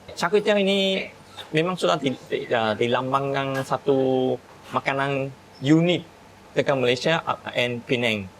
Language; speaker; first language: Malay; non-native, local second language; Min Nan Chinese